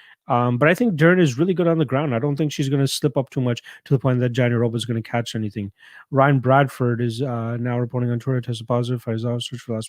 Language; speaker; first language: English; native; English